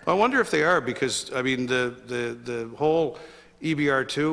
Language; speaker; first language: English; native; English